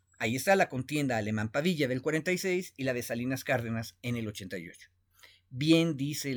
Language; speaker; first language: Spanish; native; Spanish